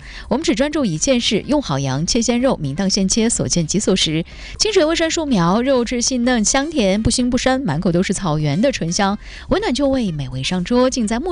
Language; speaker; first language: Chinese; native; Chinese